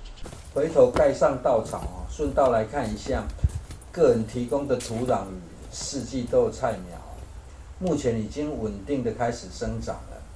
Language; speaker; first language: Chinese; native; Chinese